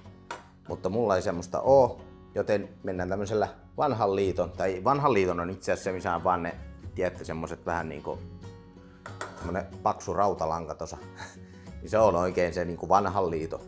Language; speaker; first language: Finnish; native; Finnish